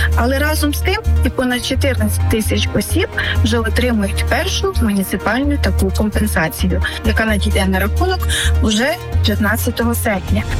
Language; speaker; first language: Ukrainian; native; Ukrainian